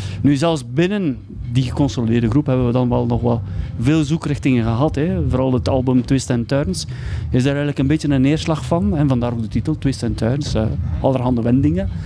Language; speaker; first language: Dutch; native; Dutch